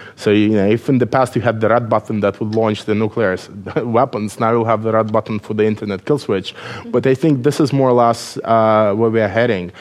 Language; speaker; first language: English; non-native, fluent; Russian